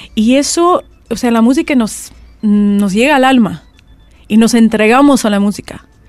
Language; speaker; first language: Spanish; non-native, fluent; Russian